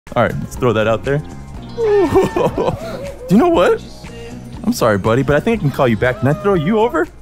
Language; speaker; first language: English; native; English